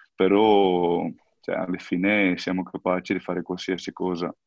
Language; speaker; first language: Italian; non-native, fluent; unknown